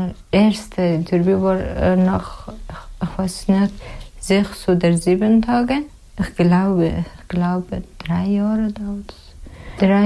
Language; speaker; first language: German; non-native, learner; Persian